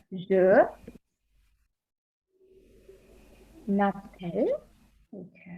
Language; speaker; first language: French; non-native, fluent; Sinhala